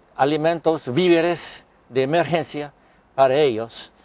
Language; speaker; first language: Spanish; non-native, fluent; English